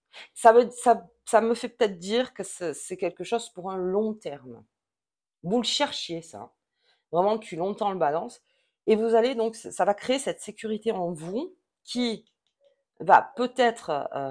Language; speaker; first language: French; native; French